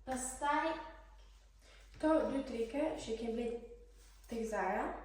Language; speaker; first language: Albanian; early bilingual, heritage; Albanian